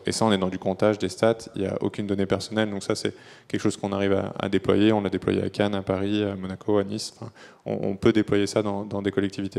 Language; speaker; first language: French; native; French